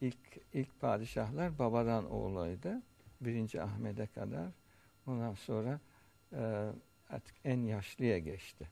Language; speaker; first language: Turkish; early bilingual, heritage; Turkish